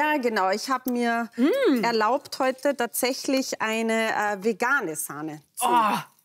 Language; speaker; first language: German; native; German